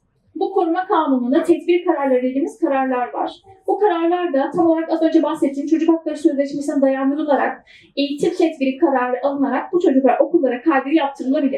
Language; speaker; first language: Turkish; native; Turkish